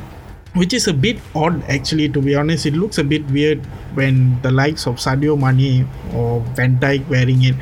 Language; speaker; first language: English; non-native, local second language; Tamil